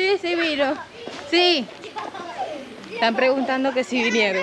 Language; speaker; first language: Spanish; native; Spanish